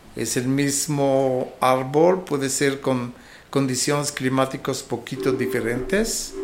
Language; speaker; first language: Spanish; non-native, fluent; Hebrew